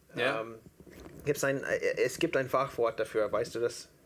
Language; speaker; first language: German; non-native, fluent; English